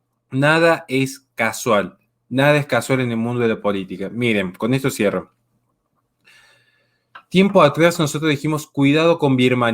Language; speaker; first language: Spanish; native; Spanish